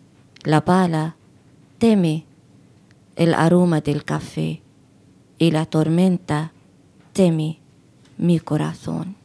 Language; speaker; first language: Spanish; non-native, fluent; Arabic